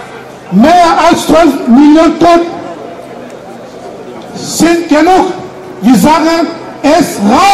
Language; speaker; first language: German; non-native, fluent; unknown